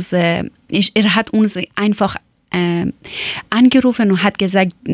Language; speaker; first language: German; non-native, learner; Persian